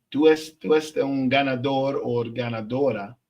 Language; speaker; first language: Spanish; non-native, learner; English